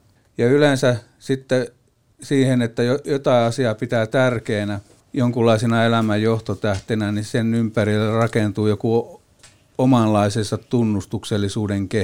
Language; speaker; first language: Finnish; native; Finnish